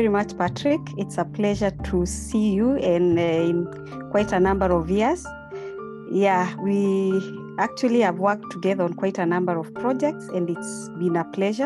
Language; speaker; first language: English; non-native, local second language; Meru